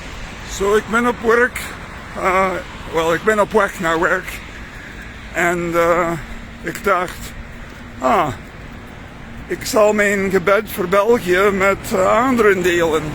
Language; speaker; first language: Dutch; non-native, fluent; English